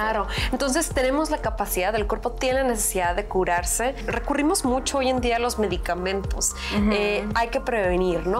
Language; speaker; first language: Spanish; native; Spanish